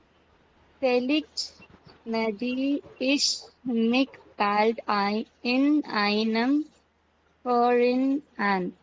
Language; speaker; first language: German; non-native, learner; Tamil